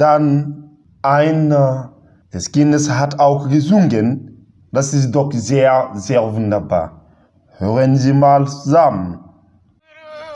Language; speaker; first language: German; non-native, learner; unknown